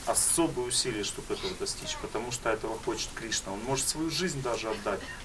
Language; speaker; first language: Russian; native; Russian